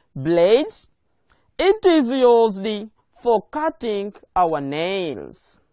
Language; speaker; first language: English; non-native, local second language; Swahili